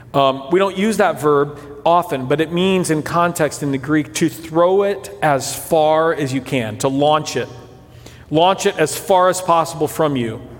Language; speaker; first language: English; early bilingual, other home language; Portuguese